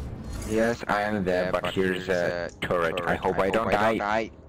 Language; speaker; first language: English; non-native, learner; German